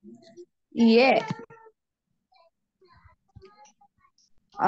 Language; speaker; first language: Japanese; non-native, learner; Filipino